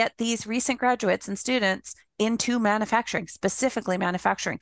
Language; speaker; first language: English; native; English